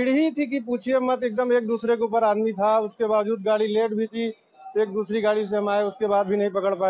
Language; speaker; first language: Hindi; native; Hindi